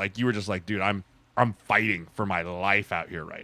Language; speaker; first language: English; native; English